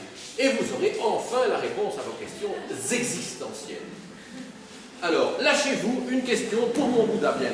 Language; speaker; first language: French; native; French